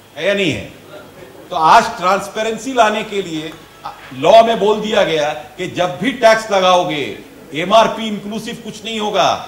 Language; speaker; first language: Hindi; non-native, local second language; Bangla